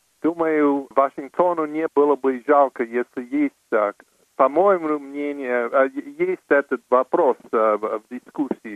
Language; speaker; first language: Russian; non-native, fluent; English